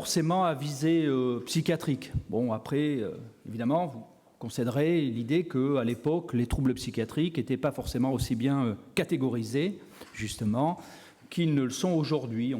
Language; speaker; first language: French; native; French